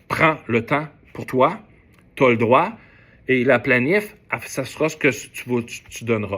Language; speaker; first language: French; native; French